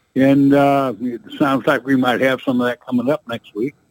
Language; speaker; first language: English; native; English